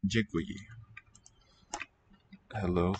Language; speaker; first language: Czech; non-native, learner; English